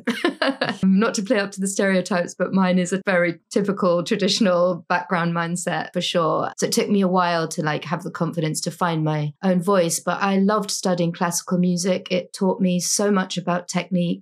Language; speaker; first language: English; native; English